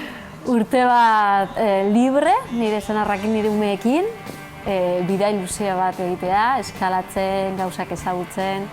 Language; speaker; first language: Basque; non-native, learner; Spanish